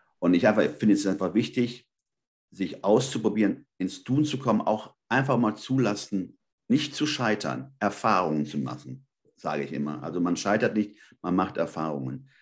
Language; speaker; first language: German; early bilingual, other home language; Spanish